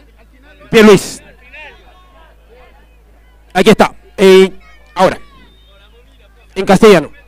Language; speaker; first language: Spanish; native; Spanish